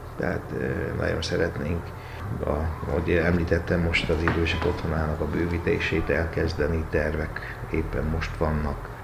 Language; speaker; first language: Hungarian; native; Hungarian